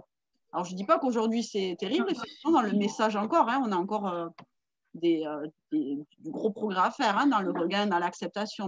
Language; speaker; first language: French; native; French